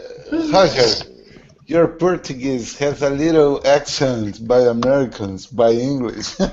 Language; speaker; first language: English; non-native, learner; Portuguese